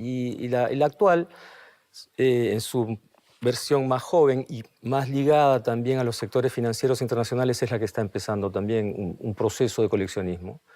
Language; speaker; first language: Spanish; native; Spanish